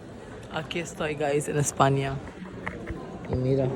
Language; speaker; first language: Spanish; non-native, learner; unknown